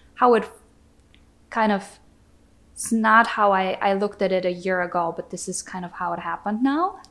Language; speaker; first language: English; non-native, fluent; German